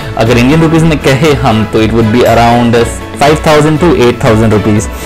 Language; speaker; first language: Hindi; native; Hindi